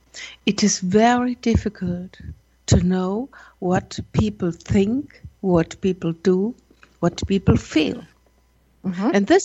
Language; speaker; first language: English; non-native, learner; German